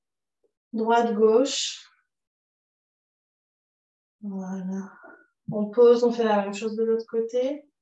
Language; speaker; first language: French; native; French